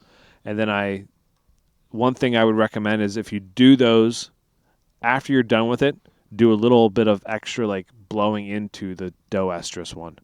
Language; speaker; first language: English; native; English